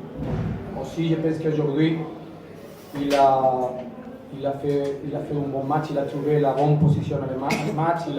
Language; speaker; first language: French; non-native, fluent; Spanish